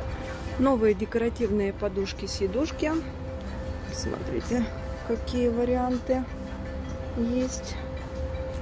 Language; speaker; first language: Russian; native; Russian